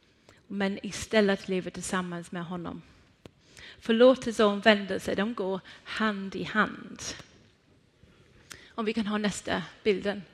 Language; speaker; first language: Swedish; non-native, fluent; Persian